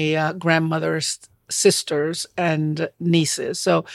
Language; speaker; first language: English; non-native, fluent; Spanish